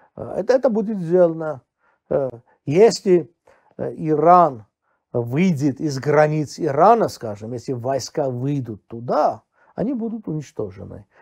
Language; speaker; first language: Russian; non-native, local second language; Armenian